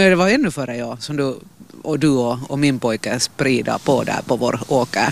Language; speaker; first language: Swedish; native; Swedish